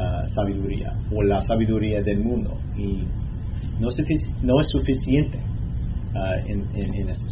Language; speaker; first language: Spanish; non-native, learner; English